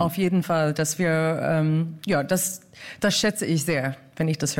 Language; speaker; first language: German; non-native, fluent; English